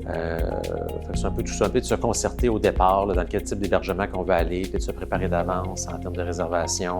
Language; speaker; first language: French; native; French